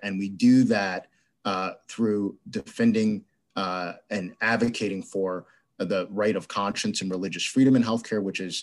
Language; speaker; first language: English; native; English